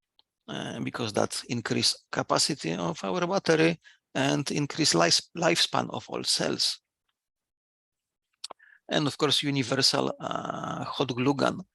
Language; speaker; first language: English; non-native, fluent; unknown